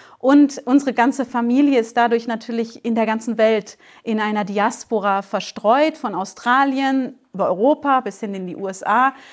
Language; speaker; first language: German; native; German